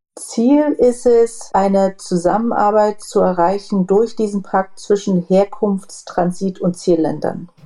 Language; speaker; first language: German; native; German